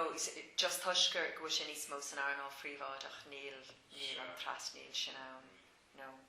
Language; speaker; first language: Irish; non-native, local second language; English